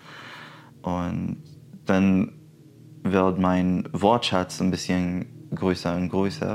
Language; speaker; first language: German; non-native, fluent; Arabic